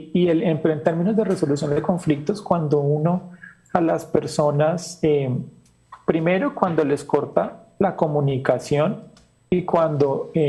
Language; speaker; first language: Spanish; native; Spanish